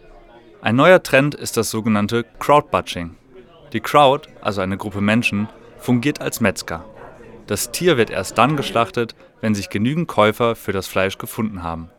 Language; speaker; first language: German; native; German